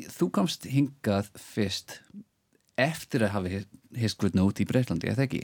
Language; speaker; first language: Icelandic; non-native, fluent; English